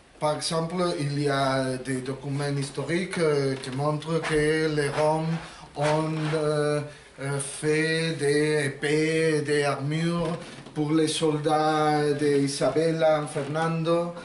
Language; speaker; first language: French; non-native, learner; Spanish